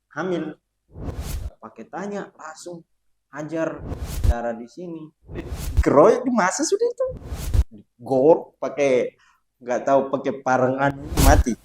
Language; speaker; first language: Indonesian; non-native, fluent; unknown